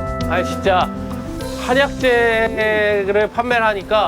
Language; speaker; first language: Korean; native; Korean